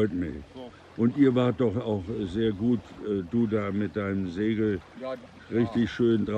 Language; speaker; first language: German; native; German